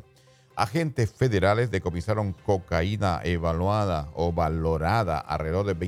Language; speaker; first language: Spanish; native; Spanish